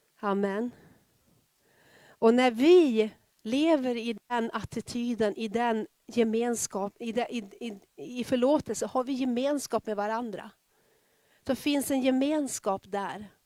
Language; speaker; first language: Swedish; native; Swedish